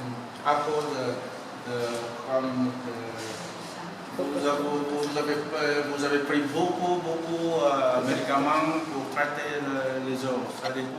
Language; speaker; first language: French; non-native, learner; Vietnamese